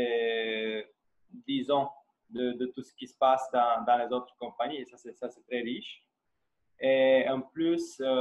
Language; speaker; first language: French; non-native, fluent; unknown